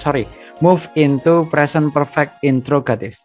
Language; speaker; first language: English; non-native, fluent; Indonesian